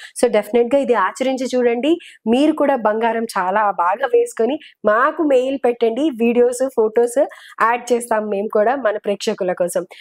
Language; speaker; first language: Telugu; native; Telugu